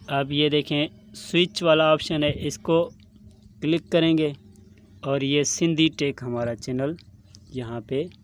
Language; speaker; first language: Urdu; non-native, local second language; Sindhi